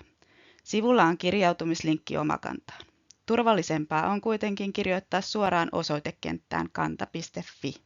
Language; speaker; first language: Finnish; native; Finnish